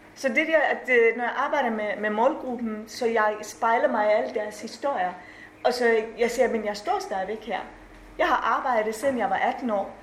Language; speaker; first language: Danish; non-native, fluent; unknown